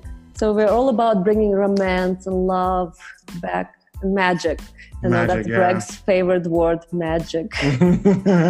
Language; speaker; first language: English; non-native, fluent; Russian